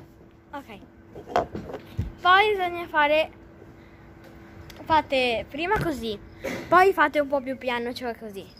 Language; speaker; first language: Italian; early bilingual, other home language; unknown